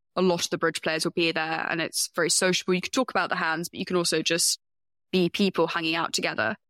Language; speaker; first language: English; native; English